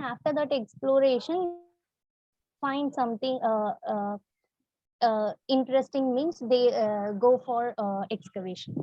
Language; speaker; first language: English; non-native, local second language; Tamil